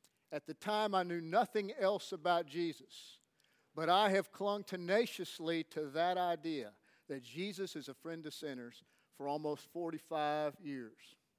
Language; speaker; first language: English; native; English